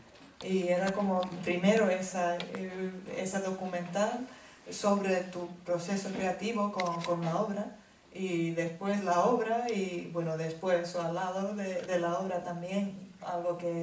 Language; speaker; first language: Spanish; non-native, fluent; Finnish